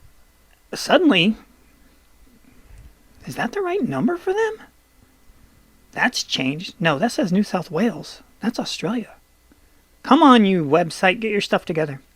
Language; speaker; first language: English; native; English